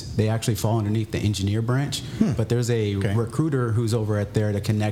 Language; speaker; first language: English; native; English